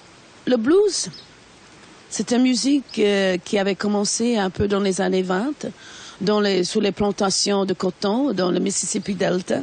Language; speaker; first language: French; non-native, fluent; English